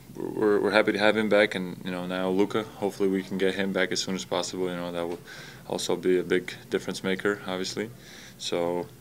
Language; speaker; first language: English; non-native, fluent; Latvian